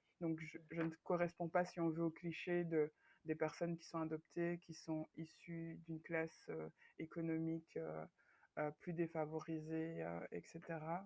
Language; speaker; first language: French; early bilingual, other home language; Swahili